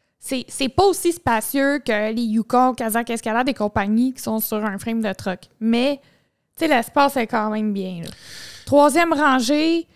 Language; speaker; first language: French; native; French